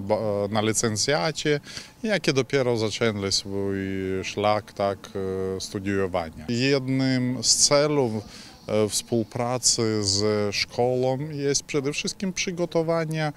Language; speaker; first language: Polish; non-native, fluent; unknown